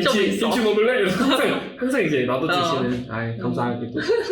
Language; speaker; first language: Korean; native; Korean